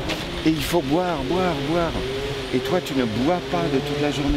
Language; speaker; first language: French; native; French